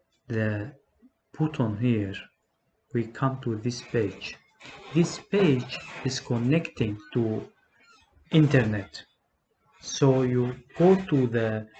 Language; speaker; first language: English; non-native, learner; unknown